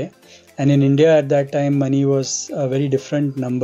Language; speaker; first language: English; non-native, local second language; Hindi